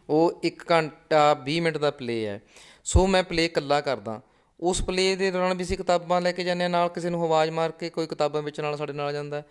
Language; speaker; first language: Punjabi; native; Punjabi